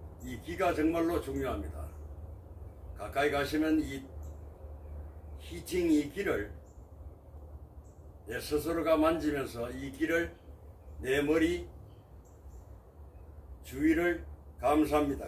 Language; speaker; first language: Korean; native; Korean